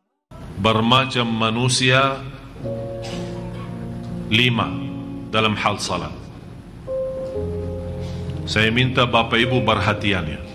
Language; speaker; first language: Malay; non-native, fluent; Arabic